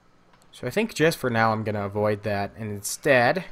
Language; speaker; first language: English; native; English